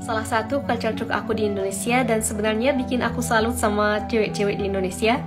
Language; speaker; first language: Indonesian; non-native, fluent; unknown